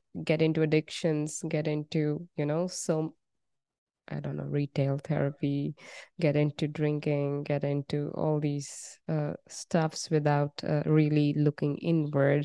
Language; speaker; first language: English; non-native, local second language; Bangla